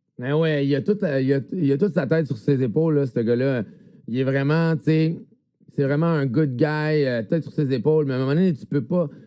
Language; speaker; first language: French; native; French